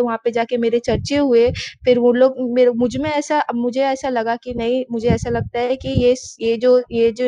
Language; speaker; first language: Hindi; non-native, local second language; Bangla